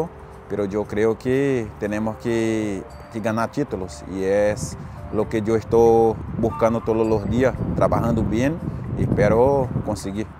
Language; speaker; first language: Spanish; non-native, fluent; Portuguese